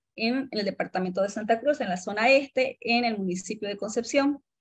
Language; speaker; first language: Spanish; native; Spanish